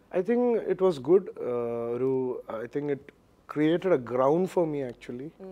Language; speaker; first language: English; non-native, local second language; Malayalam